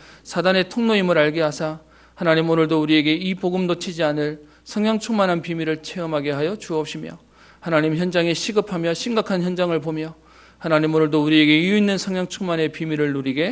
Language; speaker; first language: Korean; native; Korean